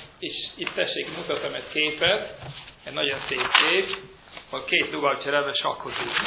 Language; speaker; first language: Hungarian; early bilingual, heritage; Hungarian